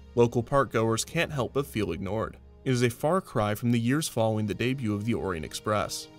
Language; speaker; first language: English; native; English